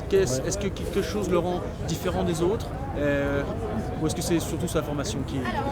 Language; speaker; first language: French; native; French